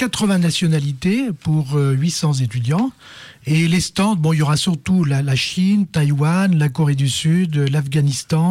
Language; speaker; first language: French; native; French